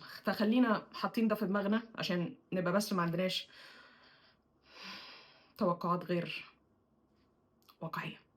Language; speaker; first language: Arabic; native; Arabic